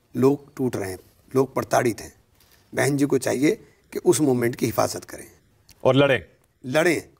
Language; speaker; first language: Hindi; native; Hindi